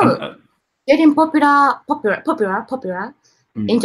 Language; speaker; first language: English; non-native, learner; Japanese